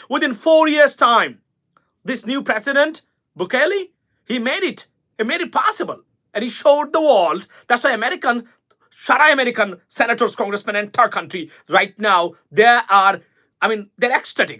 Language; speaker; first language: English; non-native, local second language; Bangla